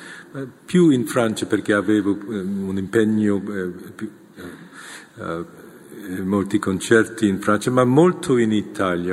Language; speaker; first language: Italian; non-native, fluent; Korean